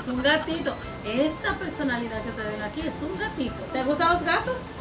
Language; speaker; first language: Spanish; native; Spanish